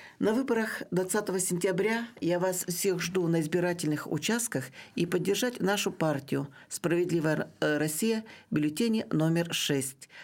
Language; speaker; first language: Russian; non-native, local second language; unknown